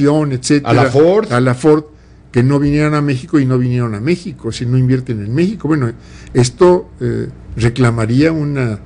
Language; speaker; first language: Spanish; native; Spanish